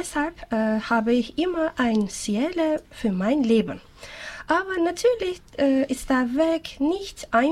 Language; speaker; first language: German; non-native, learner; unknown